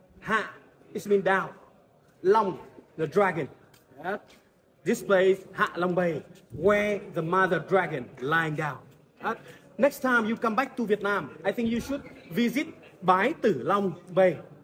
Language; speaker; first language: English; non-native, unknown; Vietnamese